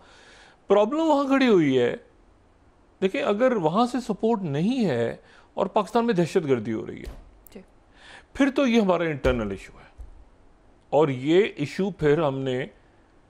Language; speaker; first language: Urdu; native; Urdu